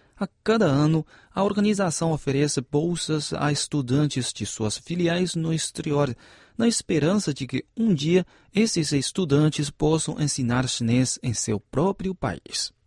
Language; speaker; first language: Portuguese; non-native, fluent; Chinese